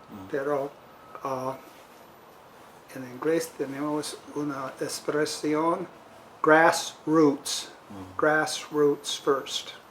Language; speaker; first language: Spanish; non-native, fluent; English